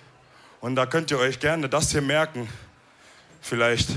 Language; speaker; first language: German; early bilingual, other home language; Wolof